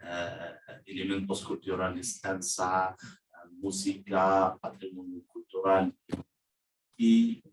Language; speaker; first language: Spanish; non-native, learner; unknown